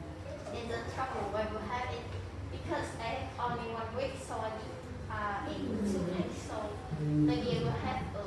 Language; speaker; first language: English; non-native, learner; Vietnamese